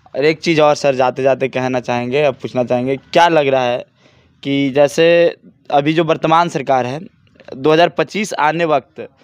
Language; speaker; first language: Hindi; native; Hindi